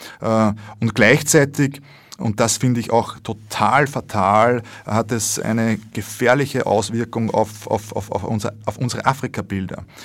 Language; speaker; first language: German; native; German